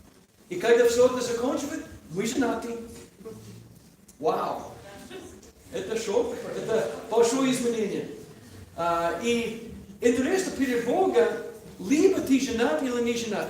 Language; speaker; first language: Russian; non-native, learner; English